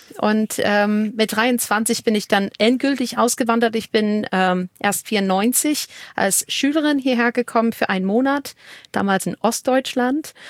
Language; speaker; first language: German; non-native, fluent; English